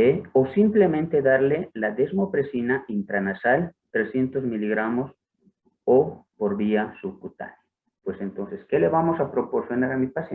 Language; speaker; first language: Spanish; native; Spanish